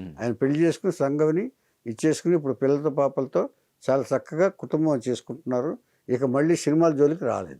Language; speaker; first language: Telugu; native; Telugu